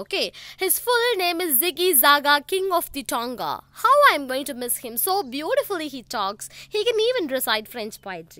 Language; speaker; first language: English; non-native, local second language; Tamil